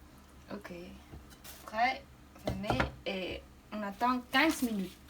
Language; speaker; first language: French; non-native, learner; Khmer